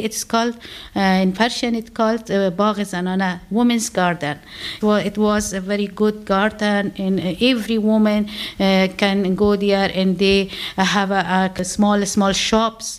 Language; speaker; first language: English; non-native, learner; Persian